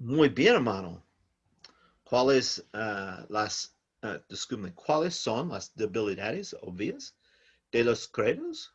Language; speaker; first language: Spanish; non-native, learner; English